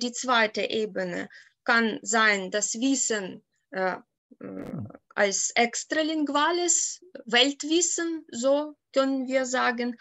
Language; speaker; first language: German; non-native, fluent; Ukrainian